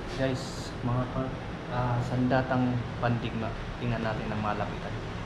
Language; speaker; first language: Filipino; non-native, local second language; Cebuano